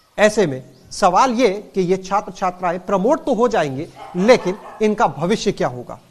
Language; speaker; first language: Hindi; native; Hindi